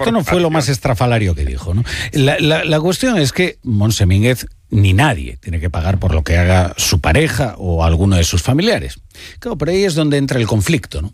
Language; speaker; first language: Spanish; native; Spanish